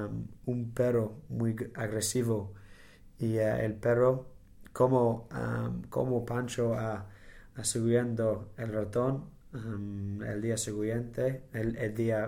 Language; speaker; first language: Spanish; non-native, learner; English